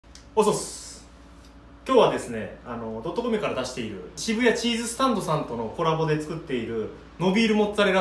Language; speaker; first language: Japanese; native; Japanese